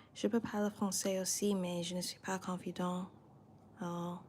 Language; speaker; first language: French; non-native, learner; English